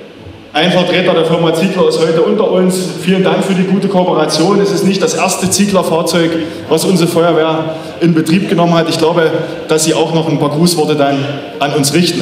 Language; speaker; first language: German; native; German